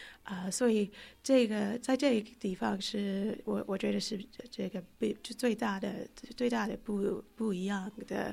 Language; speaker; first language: Chinese; non-native, fluent; English